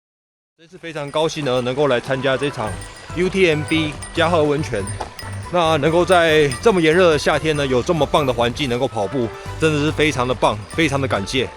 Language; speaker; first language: Chinese; native; Chinese